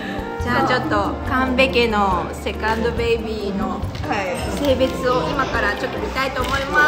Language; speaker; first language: Japanese; native; Japanese